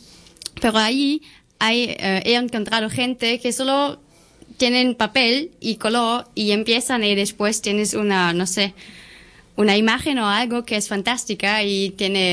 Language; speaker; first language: Spanish; non-native, learner; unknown